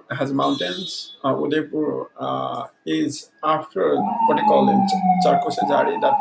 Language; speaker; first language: English; non-native, local second language; Maithili